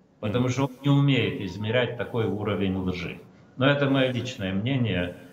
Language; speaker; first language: Russian; non-native, local second language; Romanian